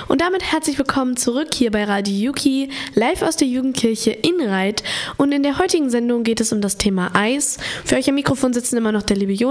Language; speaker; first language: German; native; German